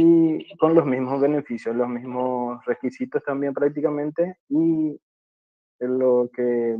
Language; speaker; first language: Spanish; native; Spanish